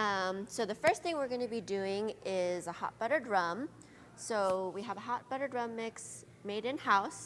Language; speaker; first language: English; native; English